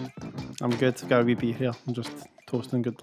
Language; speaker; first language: English; native; English